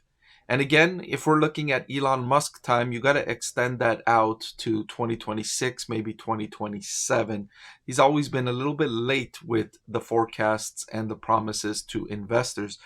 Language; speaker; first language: English; native; English